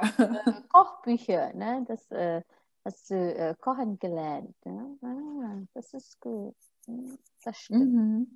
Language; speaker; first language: German; non-native, fluent; Indonesian